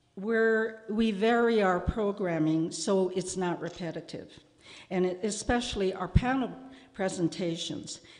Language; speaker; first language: English; native; English